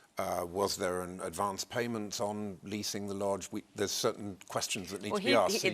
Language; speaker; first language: English; native; English